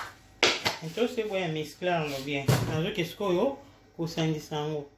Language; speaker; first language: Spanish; non-native, learner; Lingala